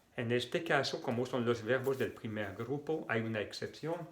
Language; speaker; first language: Spanish; non-native, fluent; French